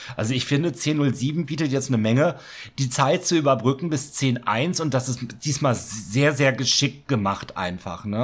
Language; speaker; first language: German; native; German